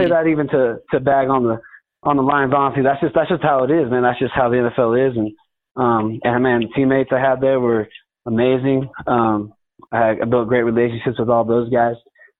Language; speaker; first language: English; native; English